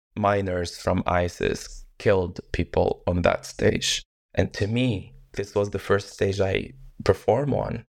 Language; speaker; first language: English; non-native, fluent; Arabic